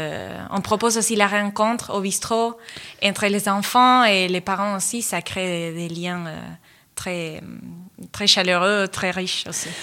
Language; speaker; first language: French; non-native, fluent; Spanish